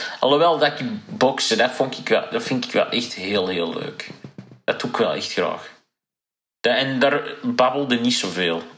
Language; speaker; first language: Dutch; native; Dutch